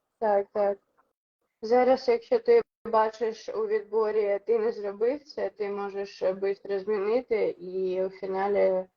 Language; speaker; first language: Ukrainian; non-native, local second language; Russian